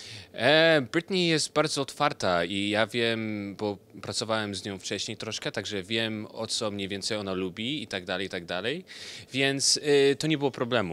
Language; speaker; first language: Polish; early bilingual, heritage; Polish